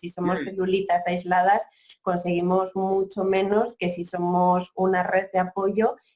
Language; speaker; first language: Spanish; native; Spanish